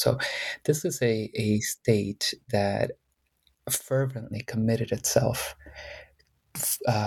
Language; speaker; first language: English; early bilingual, other home language; Spanish